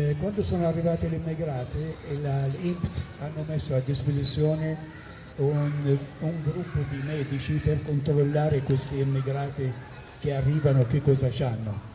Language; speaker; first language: Italian; non-native, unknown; Arabic